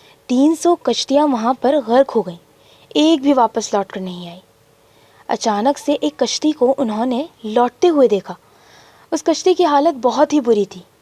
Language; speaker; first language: Urdu; native; Urdu